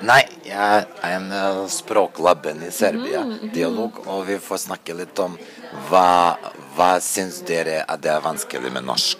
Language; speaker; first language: Norwegian; non-native, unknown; Serbian